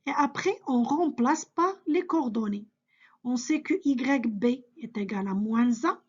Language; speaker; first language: French; non-native, local second language; Arabic